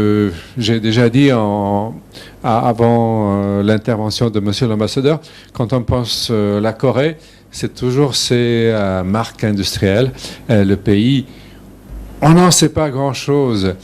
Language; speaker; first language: French; non-native, fluent; Serbian